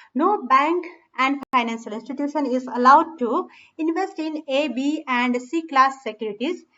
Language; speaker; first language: English; non-native, local second language; Nepali